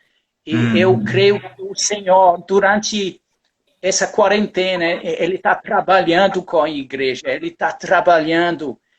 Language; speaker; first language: Portuguese; non-native, fluent; English